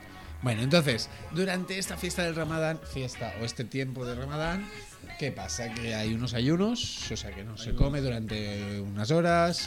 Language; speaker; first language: Spanish; native; Spanish